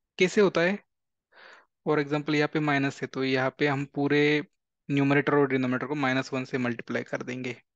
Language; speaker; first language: Hindi; non-native, local second language; Marathi